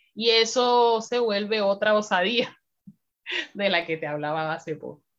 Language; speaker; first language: Spanish; native; Spanish